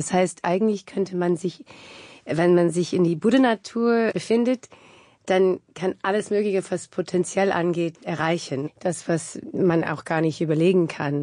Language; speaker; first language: German; non-native, fluent; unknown